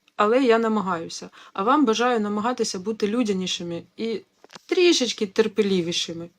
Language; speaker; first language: Ukrainian; non-native, local second language; Russian